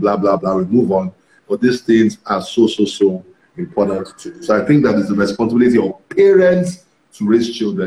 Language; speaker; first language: English; non-native, local second language; Yoruba